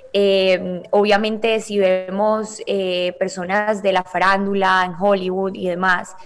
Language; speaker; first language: Spanish; native; Spanish